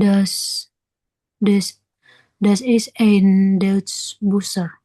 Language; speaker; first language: German; non-native, learner; Indonesian